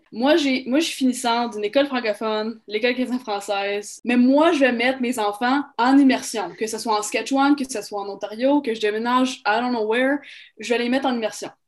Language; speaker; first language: French; native; French